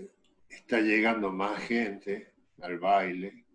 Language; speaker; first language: Spanish; native; Spanish